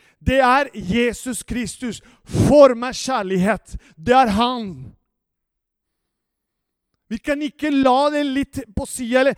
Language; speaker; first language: Norwegian; non-native, fluent; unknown